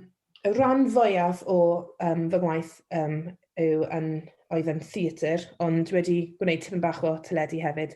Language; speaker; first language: Welsh; non-native, local second language; English